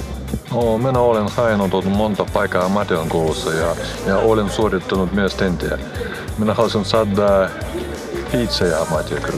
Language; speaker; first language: Finnish; non-native, learner; Russian